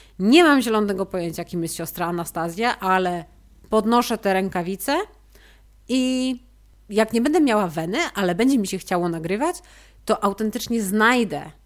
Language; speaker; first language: Polish; native; Polish